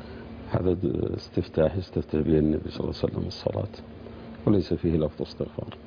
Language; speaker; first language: Arabic; native; Arabic